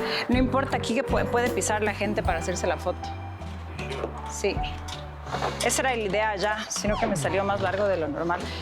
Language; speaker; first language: Spanish; native; Spanish